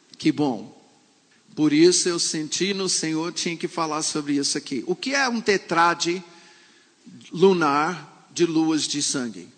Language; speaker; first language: Portuguese; non-native, fluent; English